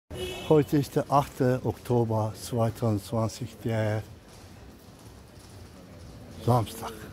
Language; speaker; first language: German; non-native, fluent; Turkish